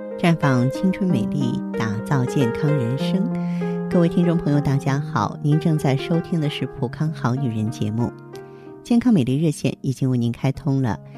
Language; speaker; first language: Chinese; native; Chinese